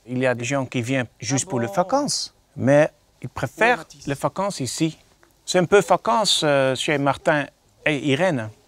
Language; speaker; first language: French; non-native, learner; Dutch